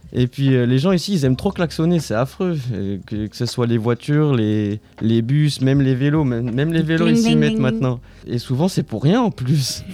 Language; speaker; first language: French; native; French